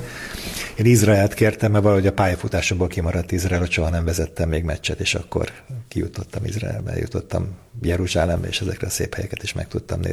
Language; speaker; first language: Hungarian; native; Hungarian